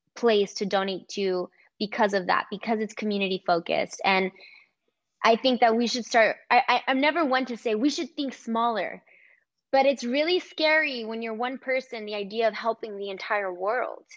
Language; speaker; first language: English; early bilingual, other home language; Spanish